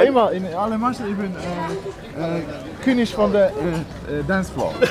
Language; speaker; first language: German; non-native, learner; Polish